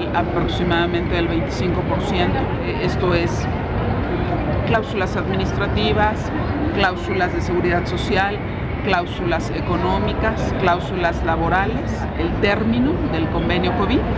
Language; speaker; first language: Spanish; native; Spanish